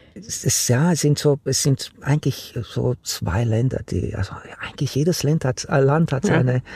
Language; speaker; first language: German; non-native, fluent; Romanian